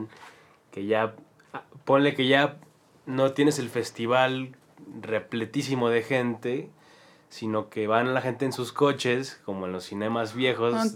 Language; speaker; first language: Spanish; native; Spanish